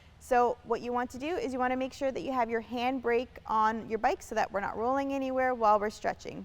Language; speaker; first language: English; native; English